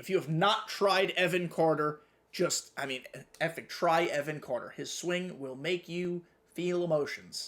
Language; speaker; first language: English; native; English